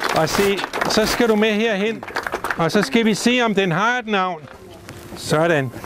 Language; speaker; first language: Danish; native; Danish